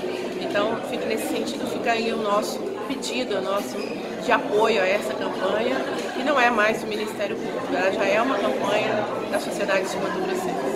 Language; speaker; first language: Portuguese; native; Portuguese